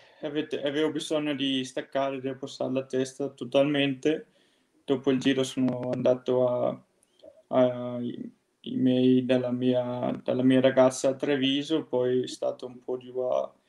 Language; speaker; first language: Italian; non-native, fluent; Danish